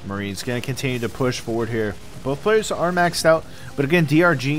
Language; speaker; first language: English; native; English